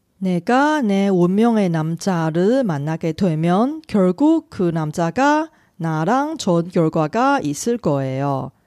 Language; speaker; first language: Korean; non-native, fluent; Chinese